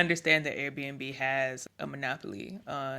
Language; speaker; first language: English; native; English